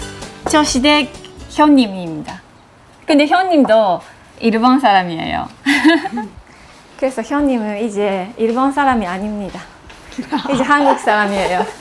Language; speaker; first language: Korean; non-native, fluent; Japanese